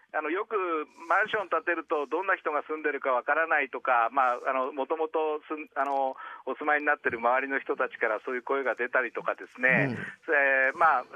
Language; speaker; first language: Japanese; native; Japanese